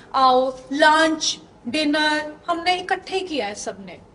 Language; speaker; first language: Hindi; non-native, local second language; Punjabi